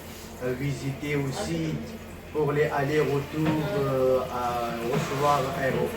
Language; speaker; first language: French; non-native, learner; Pashto